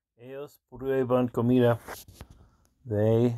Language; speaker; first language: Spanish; non-native, learner; English